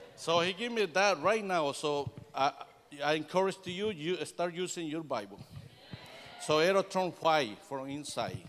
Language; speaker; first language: English; non-native, learner; Spanish